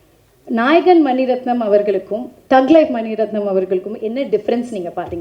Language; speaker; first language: Tamil; native; Tamil